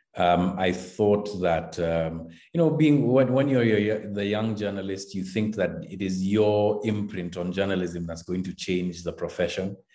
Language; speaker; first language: English; non-native, local second language; Kikuyu